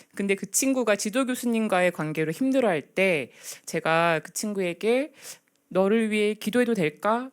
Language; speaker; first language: Korean; native; Korean